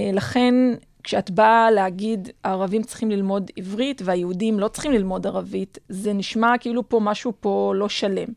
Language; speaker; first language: Hebrew; non-native, fluent; Adyghe